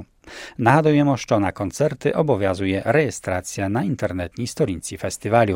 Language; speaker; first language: Ukrainian; native; Ukrainian